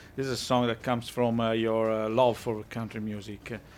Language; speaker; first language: English; non-native, fluent; Italian